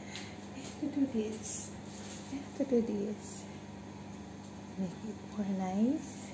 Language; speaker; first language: English; non-native, local second language; Filipino